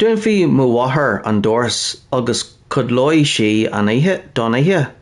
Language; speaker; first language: Irish; non-native, learner; English